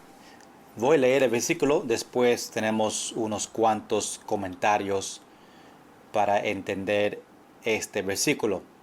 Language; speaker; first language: Spanish; non-native, fluent; English